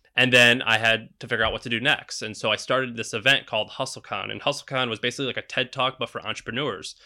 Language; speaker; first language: English; native; English